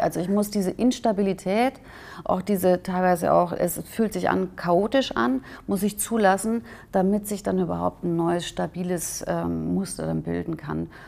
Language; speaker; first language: German; native; German